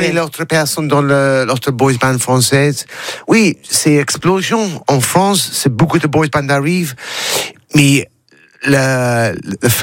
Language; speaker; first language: French; non-native, learner; English